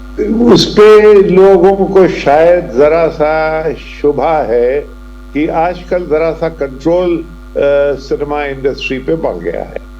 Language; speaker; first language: Urdu; native; Urdu